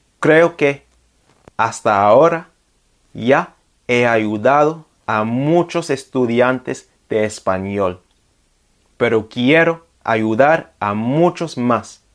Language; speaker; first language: Spanish; non-native, fluent; English